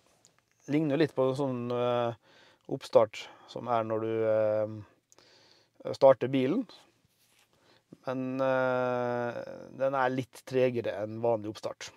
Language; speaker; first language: Norwegian; native; Norwegian